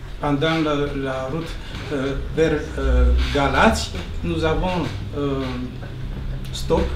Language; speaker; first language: French; non-native, learner; Romanian